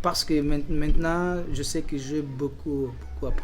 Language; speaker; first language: French; non-native, learner; Portuguese